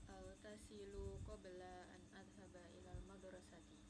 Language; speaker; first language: Arabic; non-native, learner; Indonesian